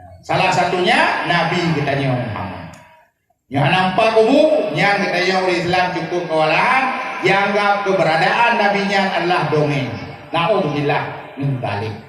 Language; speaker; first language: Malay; non-native, local second language; Achinese